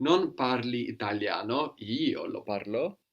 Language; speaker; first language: Italian; non-native, fluent; English